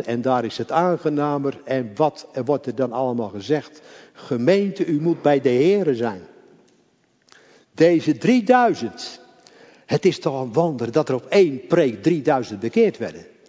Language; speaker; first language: Dutch; native; Dutch